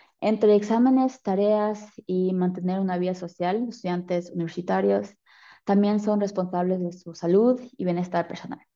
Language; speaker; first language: Spanish; early bilingual, heritage; Spanish